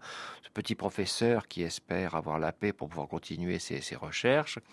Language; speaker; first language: French; native; French